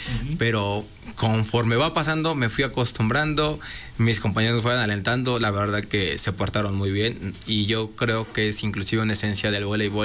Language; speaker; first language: Spanish; native; Spanish